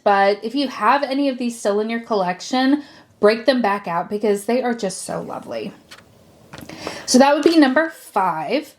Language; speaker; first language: English; native; English